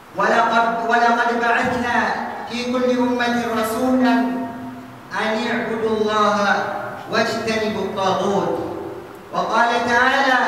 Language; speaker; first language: Arabic; non-native, fluent; Fula